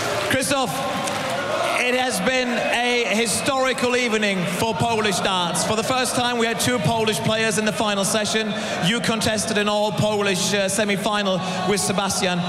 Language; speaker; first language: English; non-native, fluent; German